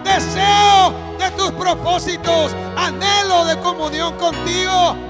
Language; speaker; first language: Spanish; native; Spanish